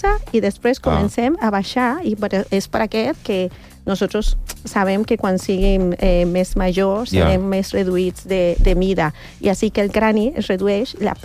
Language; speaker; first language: Catalan; non-native, learner; Spanish